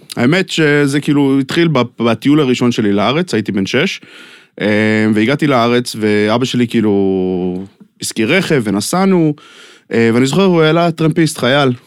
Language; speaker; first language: Hebrew; non-native, fluent; English